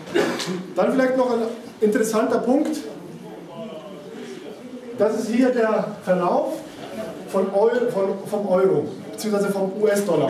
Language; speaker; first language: German; native; German